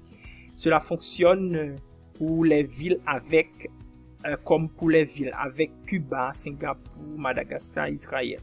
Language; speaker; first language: French; non-native, fluent; Portuguese